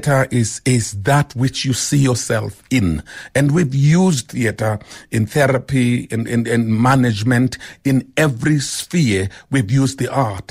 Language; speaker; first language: English; non-native, local second language; Xhosa